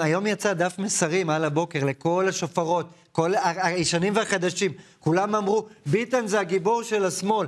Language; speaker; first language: Hebrew; native; Hebrew